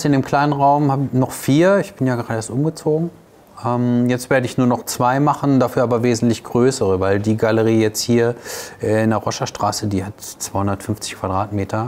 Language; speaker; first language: German; native; German